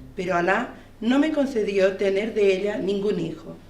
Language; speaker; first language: Spanish; non-native, local second language; Catalan